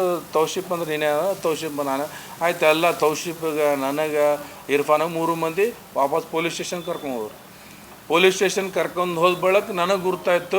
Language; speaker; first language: Kannada; native; Kannada